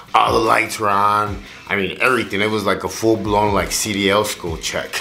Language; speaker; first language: English; early bilingual, other home language; Spanish